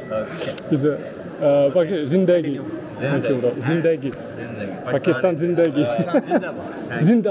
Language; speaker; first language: English; non-native, learner; French